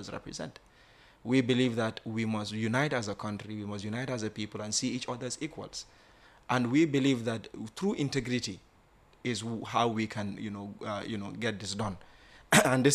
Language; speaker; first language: English; non-native, local second language; Wolof